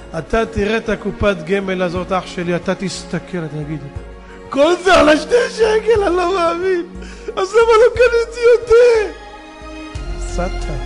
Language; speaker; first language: Hebrew; native; Hebrew